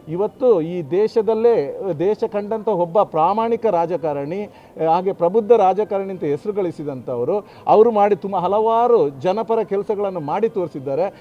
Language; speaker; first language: Kannada; non-native, local second language; Tulu